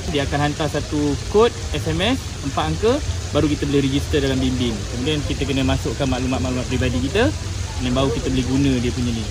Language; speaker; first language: Malay; native; Malay